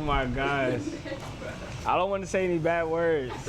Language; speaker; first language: English; native; English